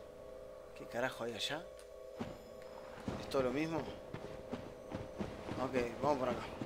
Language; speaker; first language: Spanish; native; Spanish